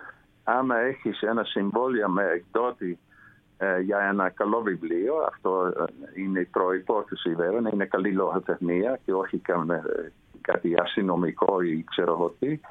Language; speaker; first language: Greek; non-native, fluent; Dutch